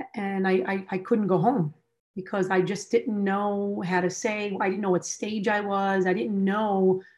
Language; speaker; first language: English; native; English